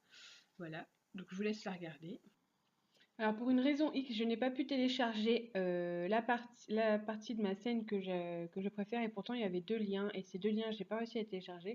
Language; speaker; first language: French; native; French